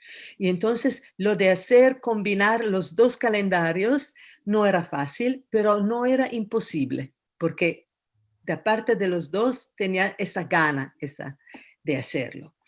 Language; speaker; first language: Spanish; non-native, fluent; Italian